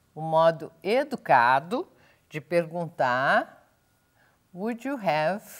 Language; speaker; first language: English; non-native, fluent; Portuguese